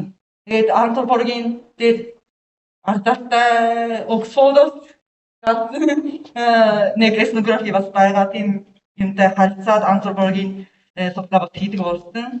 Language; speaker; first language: Mongolian; non-native, learner; Japanese